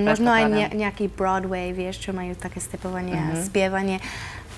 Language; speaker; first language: Slovak; early bilingual, heritage; Slovak